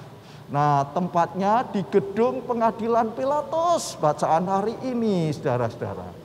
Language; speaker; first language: Indonesian; native; Indonesian